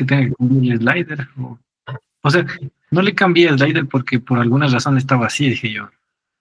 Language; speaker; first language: Spanish; native; Spanish